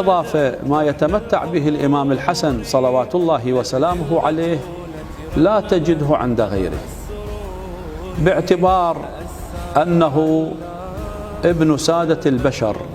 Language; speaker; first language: Arabic; native; Arabic